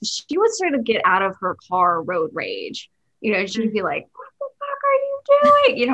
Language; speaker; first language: English; native; English